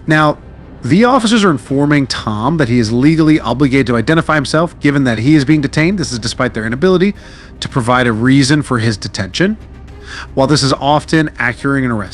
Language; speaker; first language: English; native; English